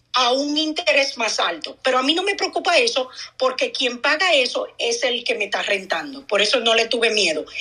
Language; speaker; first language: Spanish; native; Spanish